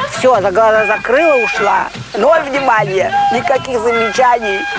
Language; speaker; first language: Russian; native; Russian